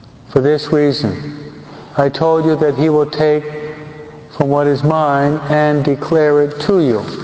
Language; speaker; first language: English; native; English